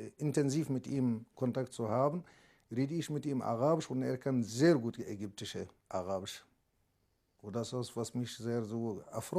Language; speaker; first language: German; non-native, learner; Arabic